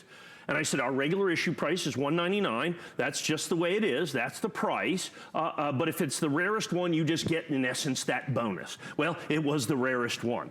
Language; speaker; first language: English; native; English